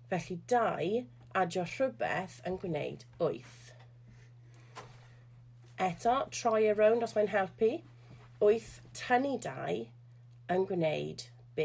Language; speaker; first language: Welsh; non-native, local second language; English